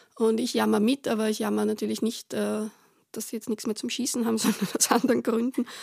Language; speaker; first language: German; native; German